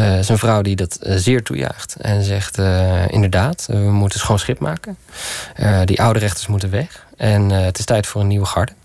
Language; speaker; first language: Dutch; early bilingual, other home language; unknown